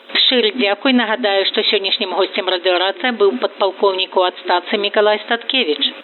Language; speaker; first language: Belarusian; native; Belarusian